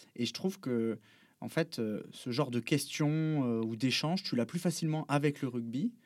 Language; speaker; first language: French; native; French